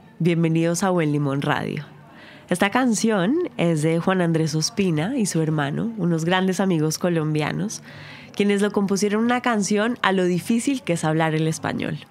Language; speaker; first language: Spanish; native; Spanish